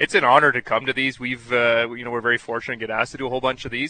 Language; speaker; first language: English; native; English